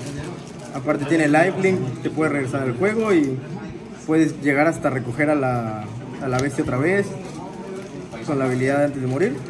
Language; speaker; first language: Spanish; native; Spanish